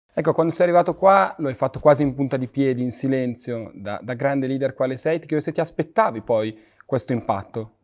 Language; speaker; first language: Italian; native; Italian